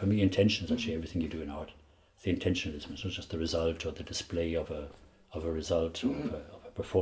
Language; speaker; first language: English; native; English